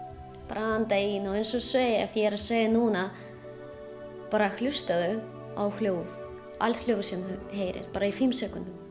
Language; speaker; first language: Icelandic; non-native, learner; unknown